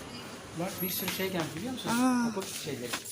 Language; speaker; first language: Turkish; native; Turkish